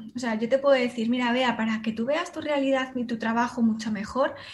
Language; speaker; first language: Spanish; native; Spanish